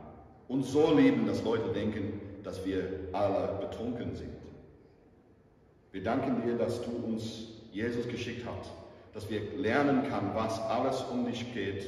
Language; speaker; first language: German; non-native, fluent; English